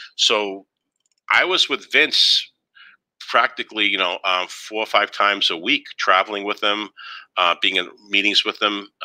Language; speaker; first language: English; native; English